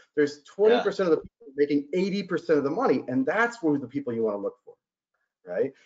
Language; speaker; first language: English; native; English